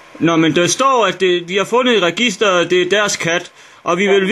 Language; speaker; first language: Danish; native; Danish